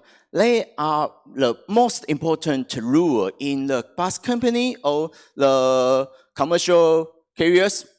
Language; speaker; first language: English; non-native, fluent; Chinese